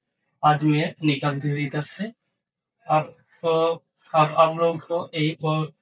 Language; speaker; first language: Hindi; non-native, local second language; Bangla